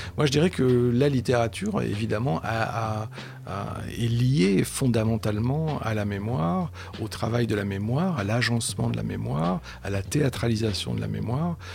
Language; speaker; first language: French; native; French